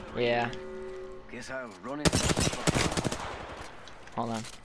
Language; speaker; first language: English; native; English